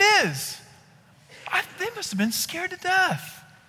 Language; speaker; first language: English; native; English